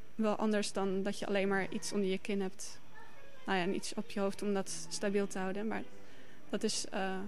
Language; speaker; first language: Dutch; native; Dutch